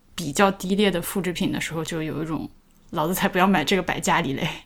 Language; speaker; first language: Chinese; native; Chinese